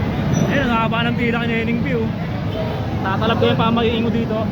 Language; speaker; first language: Filipino; native; Filipino